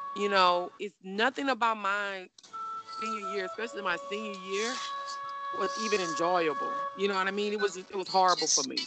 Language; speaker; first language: English; native; English